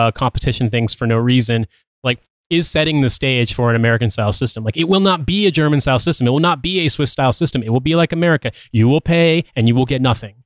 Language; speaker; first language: English; native; English